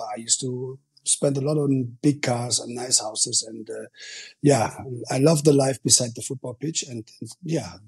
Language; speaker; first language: English; non-native, fluent; German